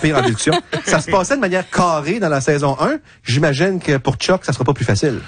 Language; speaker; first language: French; native; French